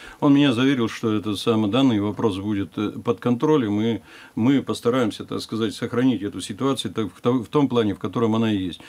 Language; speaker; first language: Russian; native; Russian